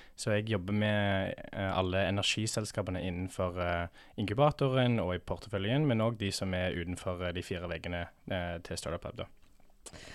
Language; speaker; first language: Norwegian; early bilingual, heritage; English